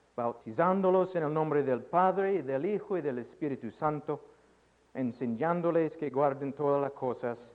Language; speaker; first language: Spanish; non-native, fluent; English